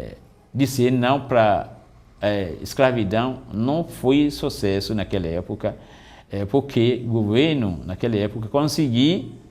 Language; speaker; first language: Portuguese; non-native, fluent; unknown